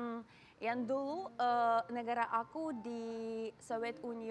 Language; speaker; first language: Indonesian; non-native, learner; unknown